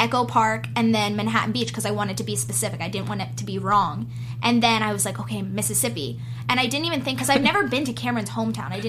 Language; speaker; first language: English; native; English